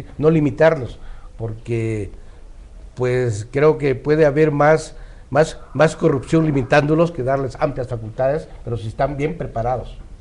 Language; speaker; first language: Spanish; native; Spanish